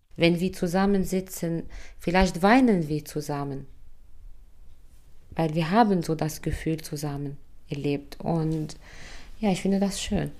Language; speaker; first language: German; non-native, fluent; Arabic